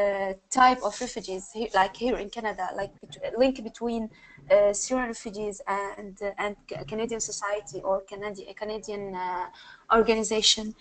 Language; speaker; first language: English; non-native, learner; Arabic